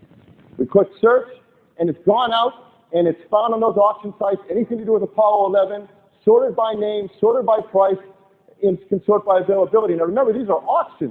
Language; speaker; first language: English; native; English